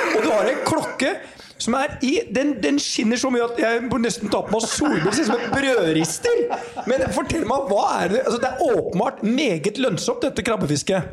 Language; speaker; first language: Norwegian; native; Norwegian